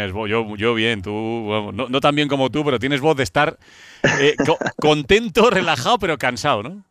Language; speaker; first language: Spanish; native; Spanish